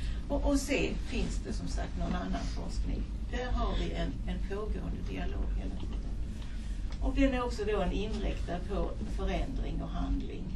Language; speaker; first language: Swedish; native; Swedish